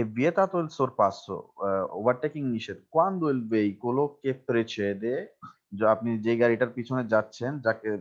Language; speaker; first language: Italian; non-native, fluent; Bangla